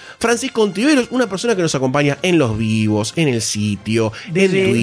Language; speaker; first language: Spanish; native; Spanish